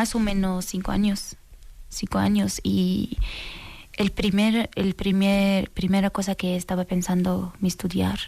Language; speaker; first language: Spanish; non-native, learner; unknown